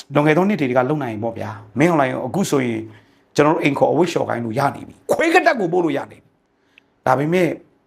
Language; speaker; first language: Burmese; native; Burmese